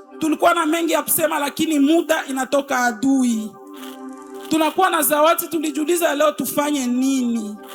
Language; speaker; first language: Swahili; native; Swahili